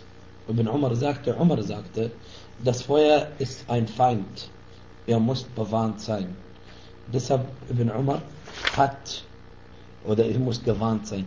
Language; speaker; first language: German; non-native, fluent; Arabic